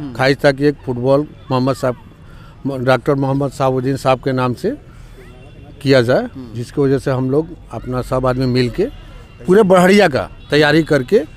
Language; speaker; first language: Hindi; native; Hindi